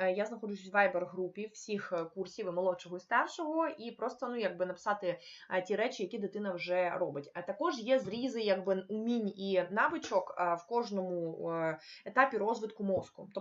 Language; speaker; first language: Ukrainian; non-native, local second language; Russian